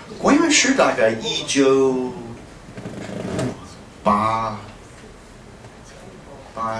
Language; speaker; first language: Chinese; non-native, fluent; English